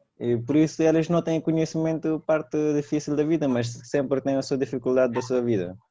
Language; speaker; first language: Portuguese; non-native, fluent; Persian